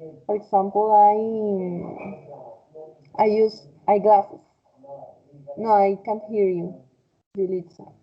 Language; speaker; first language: English; non-native, fluent; Spanish